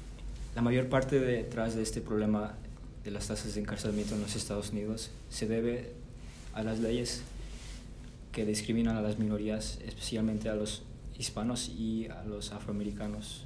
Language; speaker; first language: Spanish; early bilingual, heritage; Spanish